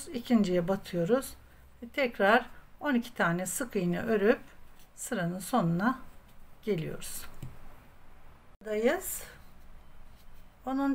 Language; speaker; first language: Turkish; native; Turkish